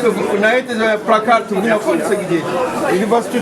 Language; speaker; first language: Russian; non-native, learner; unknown